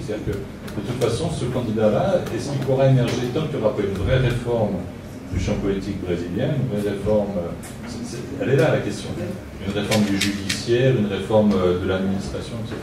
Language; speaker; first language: French; native; French